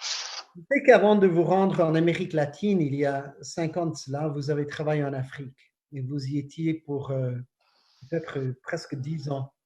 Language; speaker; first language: French; non-native, local second language; English